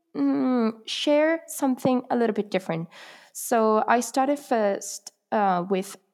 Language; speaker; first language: English; non-native, fluent; Italian